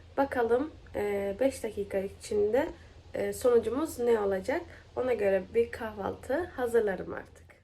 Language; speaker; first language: Turkish; early bilingual, heritage; Turkish